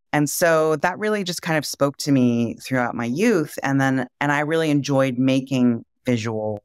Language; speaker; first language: English; native; English